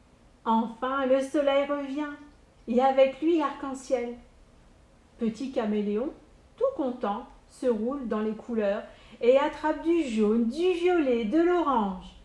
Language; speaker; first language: French; native; French